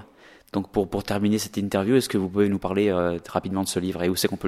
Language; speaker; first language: French; native; French